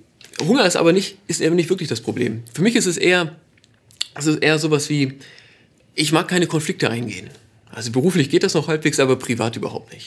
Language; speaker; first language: German; native; German